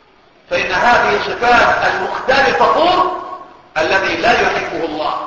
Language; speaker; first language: Arabic; native; Arabic